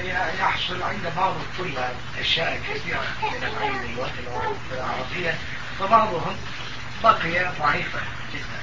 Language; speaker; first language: Arabic; non-native, fluent; Turkish